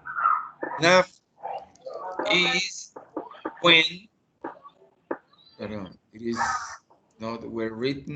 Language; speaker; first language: English; non-native, fluent; Spanish